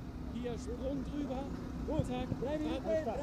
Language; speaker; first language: German; non-native, learner; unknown